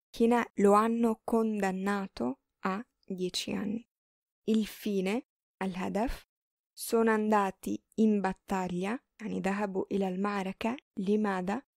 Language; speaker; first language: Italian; non-native, fluent; Arabic